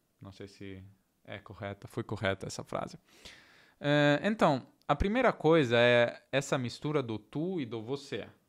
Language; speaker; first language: Portuguese; non-native, learner; Italian